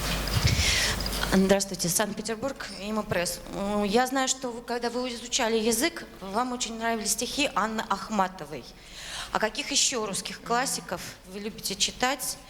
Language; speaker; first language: Russian; native; Russian